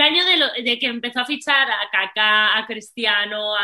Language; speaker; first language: Spanish; native; Spanish